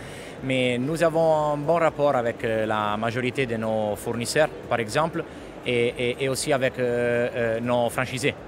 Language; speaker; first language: French; non-native, fluent; Italian